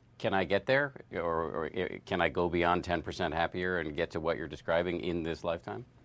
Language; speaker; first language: English; native; English